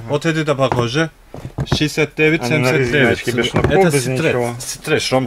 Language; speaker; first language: Russian; non-native, learner; Turkish